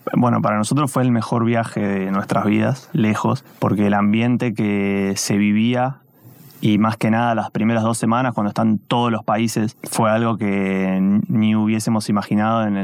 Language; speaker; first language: Spanish; native; Spanish